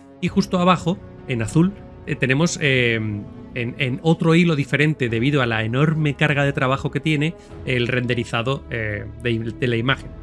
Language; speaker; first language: Spanish; native; Spanish